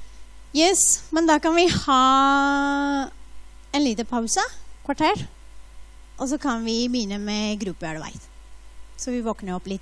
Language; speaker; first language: Norwegian; non-native, fluent; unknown